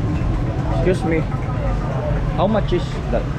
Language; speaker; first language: English; non-native, local second language; Filipino